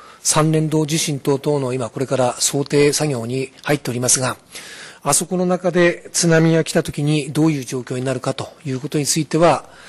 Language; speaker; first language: Japanese; native; Japanese